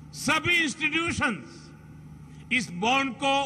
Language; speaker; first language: Hindi; non-native, local second language; Gujarati